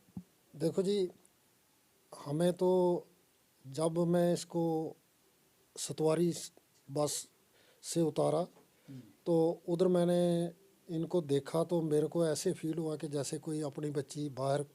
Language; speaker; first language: Hindi; native; Hindi